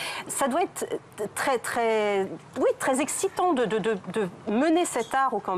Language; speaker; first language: French; native; French